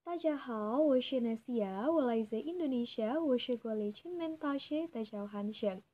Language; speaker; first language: Chinese; non-native, learner; Indonesian